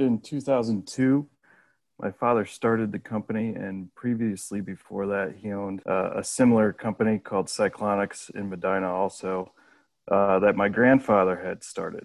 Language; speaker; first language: English; native; English